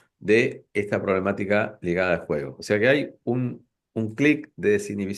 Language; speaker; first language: Spanish; native; Spanish